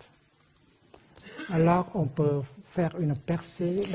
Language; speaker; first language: French; non-native, fluent; Vietnamese